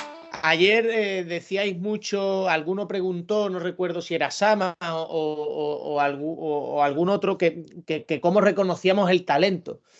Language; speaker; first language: Spanish; native; Spanish